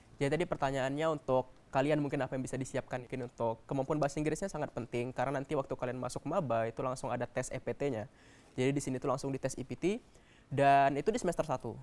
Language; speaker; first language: Indonesian; native; Indonesian